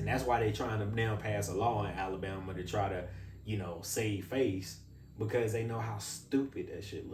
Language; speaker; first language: English; native; English